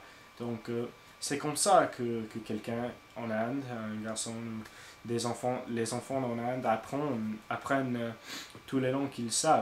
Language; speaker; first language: French; non-native, learner; English